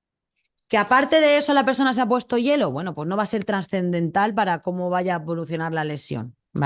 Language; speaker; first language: Spanish; native; Spanish